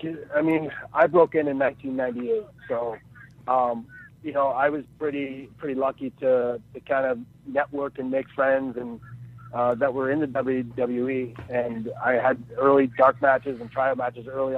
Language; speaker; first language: English; native; English